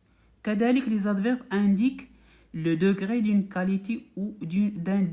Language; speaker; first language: French; non-native, local second language; Arabic